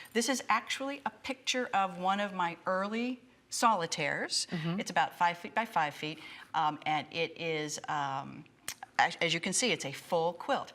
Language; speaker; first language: English; native; English